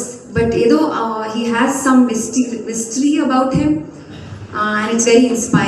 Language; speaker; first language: Tamil; non-native, fluent; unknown